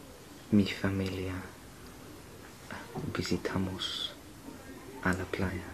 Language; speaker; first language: Spanish; non-native, learner; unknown